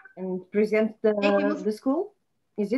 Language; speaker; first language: English; non-native, fluent; Portuguese